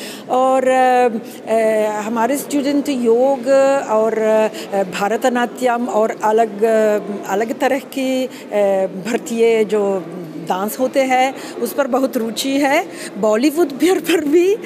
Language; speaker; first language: Hindi; non-native, fluent; Italian